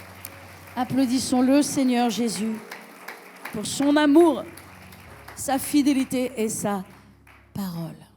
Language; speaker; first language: French; native; French